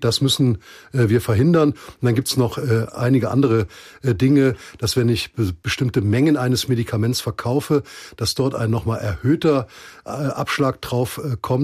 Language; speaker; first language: German; native; German